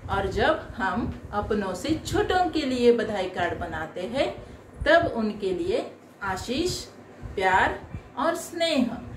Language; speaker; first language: Hindi; non-native, local second language; Marathi